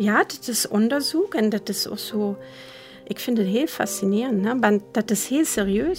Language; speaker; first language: Dutch; non-native, fluent; German